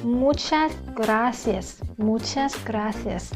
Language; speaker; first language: Spanish; non-native, fluent; Thai